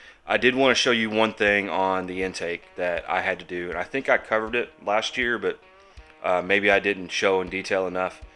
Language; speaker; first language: English; native; English